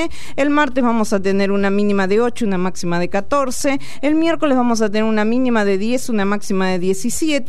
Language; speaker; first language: Spanish; native; Spanish